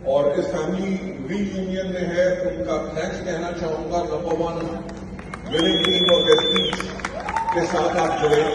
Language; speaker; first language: Hindi; native; Hindi